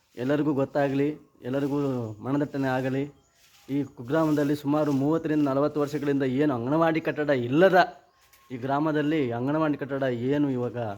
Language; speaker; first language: Kannada; native; Kannada